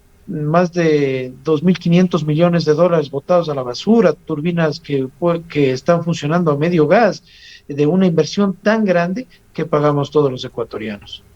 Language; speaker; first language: Spanish; native; Spanish